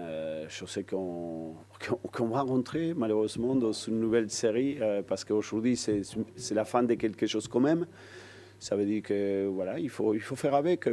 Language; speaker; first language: French; non-native, fluent; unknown